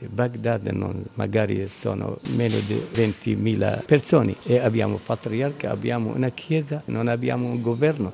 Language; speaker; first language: Italian; non-native, learner; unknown